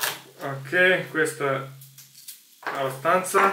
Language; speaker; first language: Italian; non-native, learner; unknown